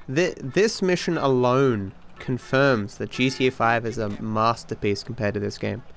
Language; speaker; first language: English; native; English